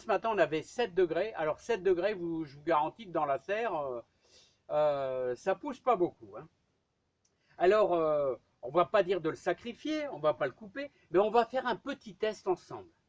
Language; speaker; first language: French; native; French